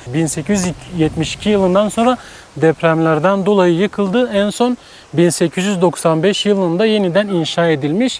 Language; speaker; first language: Turkish; native; Turkish